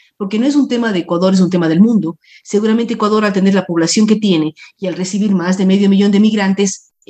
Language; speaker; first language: Spanish; native; Spanish